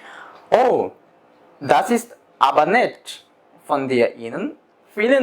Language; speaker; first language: German; non-native, fluent; Bangla